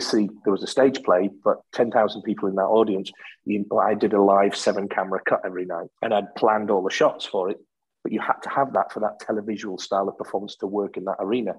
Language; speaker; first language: English; native; English